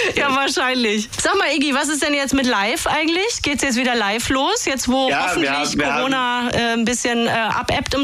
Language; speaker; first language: German; native; German